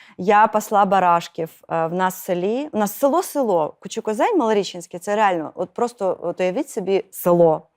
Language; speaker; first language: Ukrainian; non-native, local second language; Russian